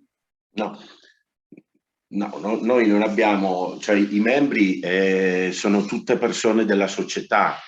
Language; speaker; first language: Italian; non-native, learner; Spanish